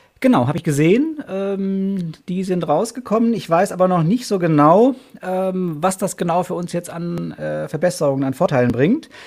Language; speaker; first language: German; native; German